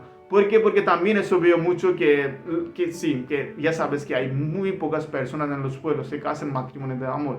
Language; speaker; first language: Spanish; non-native, learner; Hindi